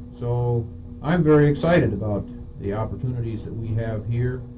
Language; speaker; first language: English; native; English